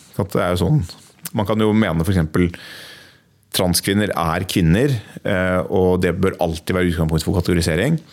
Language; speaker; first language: Norwegian; native; Norwegian